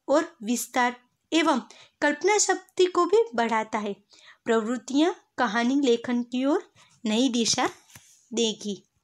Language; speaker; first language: Hindi; non-native, local second language; Gujarati